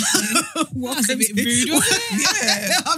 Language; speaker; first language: English; native; English